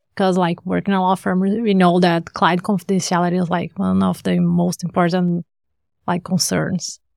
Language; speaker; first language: English; non-native, fluent; Portuguese